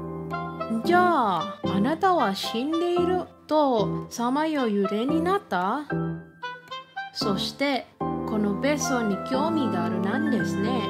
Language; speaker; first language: Japanese; non-native, learner; Indonesian